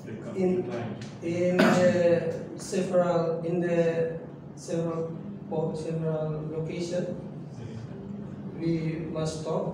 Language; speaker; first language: English; non-native, learner; Indonesian